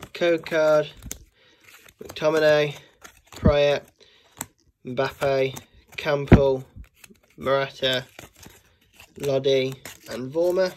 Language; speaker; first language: English; native; English